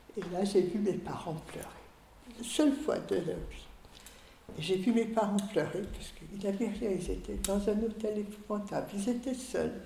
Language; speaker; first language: French; early bilingual, other home language; Hungarian